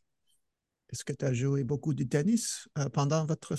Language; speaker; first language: French; non-native, fluent; English